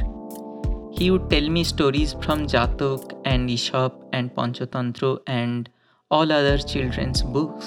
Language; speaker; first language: English; non-native, local second language; Bangla